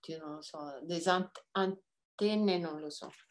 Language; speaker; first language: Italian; non-native, fluent; French